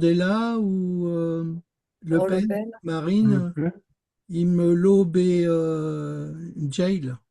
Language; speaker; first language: Hebrew; non-native, learner; French